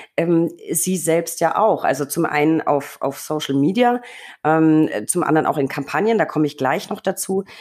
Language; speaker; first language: German; native; German